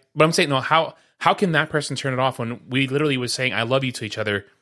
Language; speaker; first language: English; early bilingual, other home language; Spanish